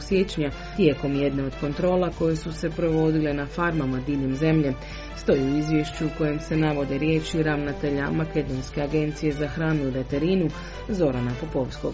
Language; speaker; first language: Croatian; native; Croatian